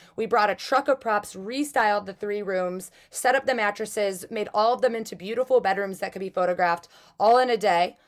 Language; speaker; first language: English; native; English